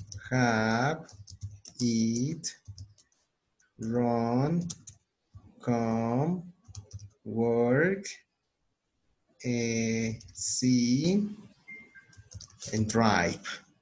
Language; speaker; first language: English; non-native, fluent; Spanish